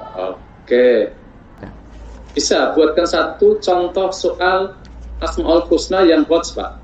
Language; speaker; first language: Indonesian; non-native, local second language; Javanese